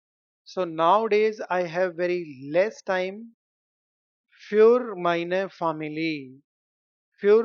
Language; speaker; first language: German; non-native, fluent; Hindi